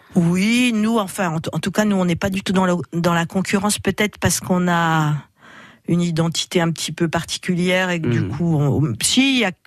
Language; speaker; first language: French; native; French